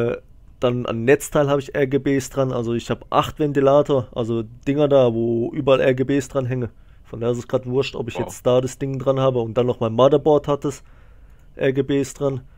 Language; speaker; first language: German; native; German